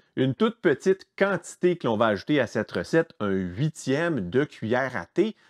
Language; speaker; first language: French; native; French